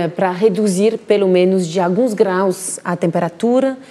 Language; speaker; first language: Portuguese; non-native, fluent; French